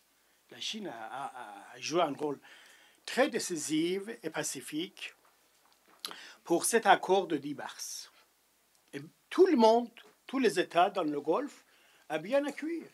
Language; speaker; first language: French; non-native, fluent; Persian